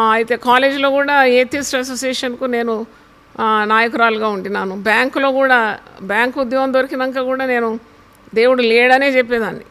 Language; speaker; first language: Telugu; non-native, local second language; Malayalam